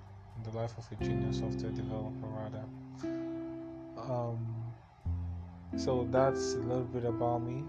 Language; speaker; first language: English; non-native, local second language; Igbo